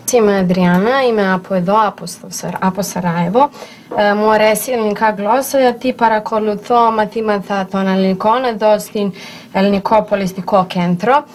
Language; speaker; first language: Greek; non-native, learner; Bosnian